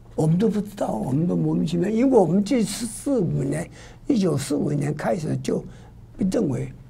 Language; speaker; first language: Chinese; non-native, local second language; Min Nan Chinese